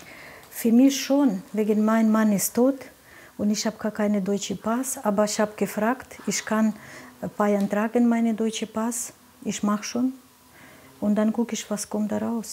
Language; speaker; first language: German; non-native, learner; Russian